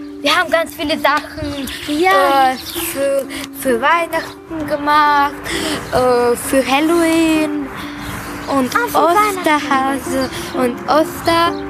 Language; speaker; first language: German; early bilingual, other home language; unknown